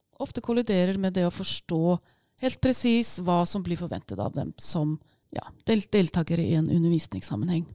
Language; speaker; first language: Norwegian; native; Norwegian